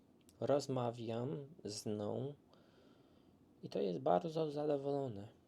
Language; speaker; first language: Polish; early bilingual, heritage; English